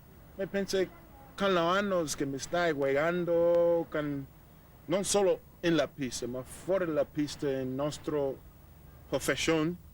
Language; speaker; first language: Spanish; non-native, learner; English